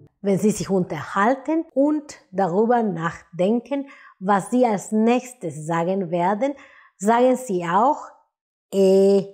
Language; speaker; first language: German; non-native, fluent; Spanish